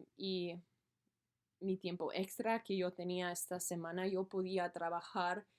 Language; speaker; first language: Spanish; non-native, learner; English